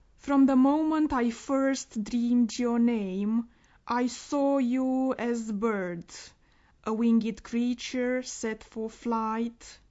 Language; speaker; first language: English; non-native, fluent; Romanian